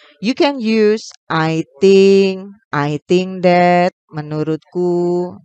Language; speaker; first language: English; non-native, local second language; Indonesian